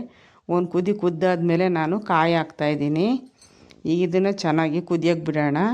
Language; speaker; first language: Kannada; native; Kannada